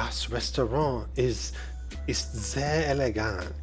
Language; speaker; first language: German; non-native, learner; English